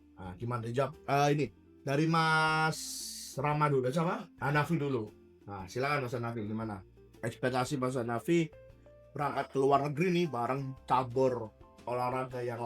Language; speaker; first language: Indonesian; native; Indonesian